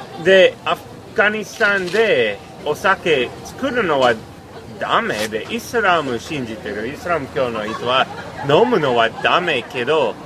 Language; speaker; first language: Japanese; non-native, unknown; English